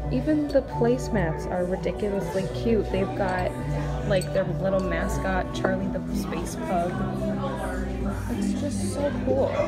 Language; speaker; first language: English; native; English